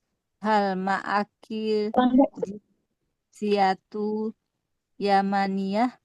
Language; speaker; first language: Arabic; non-native, learner; Indonesian